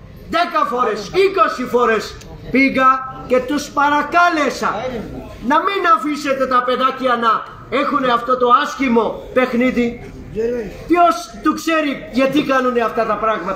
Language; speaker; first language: Greek; non-native, fluent; Urdu